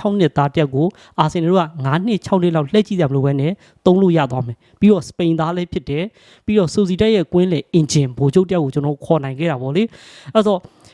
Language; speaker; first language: Burmese; native; Burmese